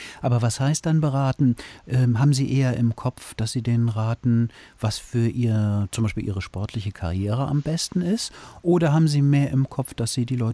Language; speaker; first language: German; native; German